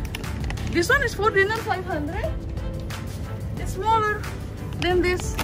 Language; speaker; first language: English; non-native, learner; Indonesian